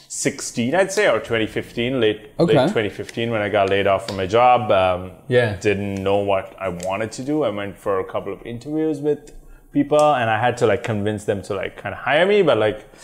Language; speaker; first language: English; non-native, local second language; Sinhala